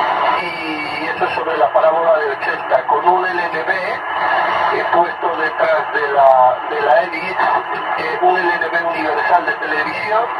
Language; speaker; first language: Spanish; native; Spanish